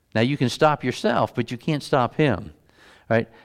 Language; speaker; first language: English; native; English